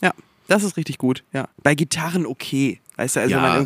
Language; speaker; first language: German; native; German